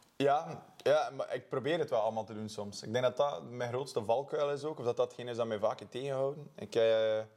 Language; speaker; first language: Dutch; native; Dutch